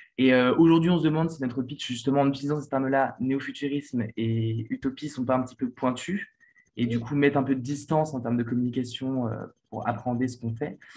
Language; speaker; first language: French; native; French